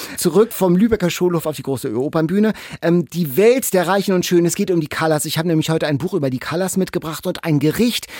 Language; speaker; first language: German; native; German